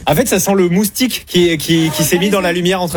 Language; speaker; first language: French; native; French